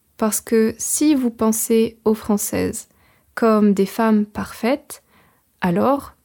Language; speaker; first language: French; native; French